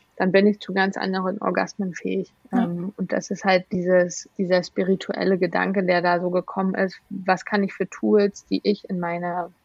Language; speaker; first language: German; native; German